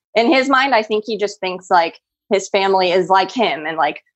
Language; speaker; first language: English; early bilingual, other home language; Spanish